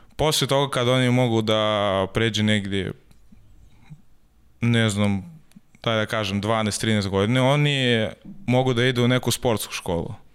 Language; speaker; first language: Serbian; non-native, learner; Russian